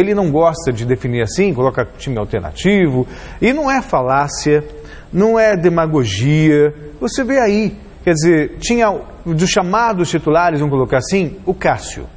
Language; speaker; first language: Portuguese; native; Portuguese